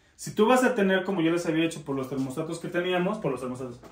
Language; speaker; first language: Spanish; native; Spanish